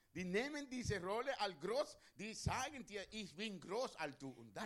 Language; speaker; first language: German; non-native, learner; Spanish